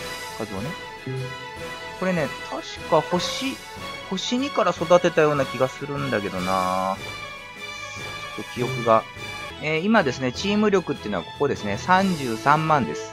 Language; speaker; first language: Japanese; native; Japanese